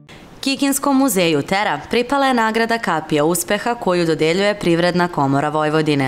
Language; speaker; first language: Serbian; native; Serbian